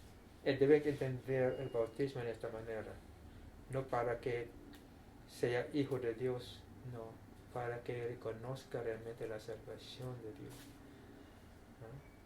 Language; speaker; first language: Spanish; non-native, fluent; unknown